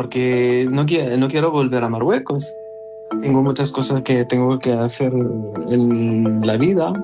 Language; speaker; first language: Spanish; non-native, learner; Arabic